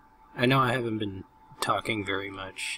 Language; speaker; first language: English; native; English